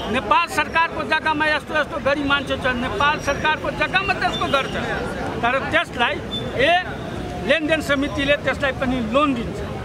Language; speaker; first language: Nepali; non-native, local second language; Maithili